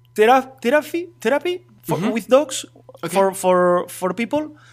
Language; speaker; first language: English; non-native, learner; Spanish